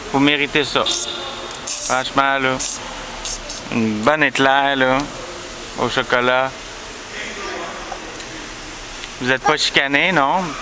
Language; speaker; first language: French; native; French